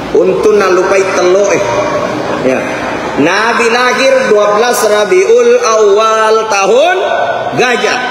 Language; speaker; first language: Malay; non-native, local second language; Buginese